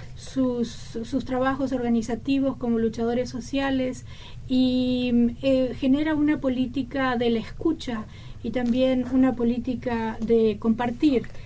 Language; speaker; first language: Spanish; native; Spanish